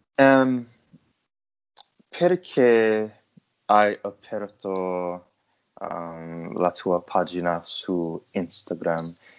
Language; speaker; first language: Italian; non-native, learner; English